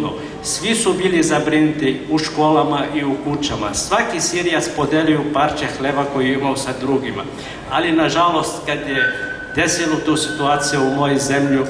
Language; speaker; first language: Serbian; non-native, fluent; Arabic